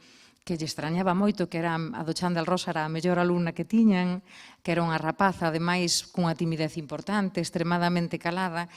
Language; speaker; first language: Galician; native; Galician